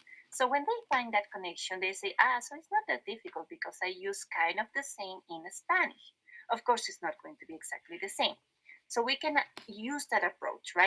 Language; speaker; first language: English; non-native, fluent; Spanish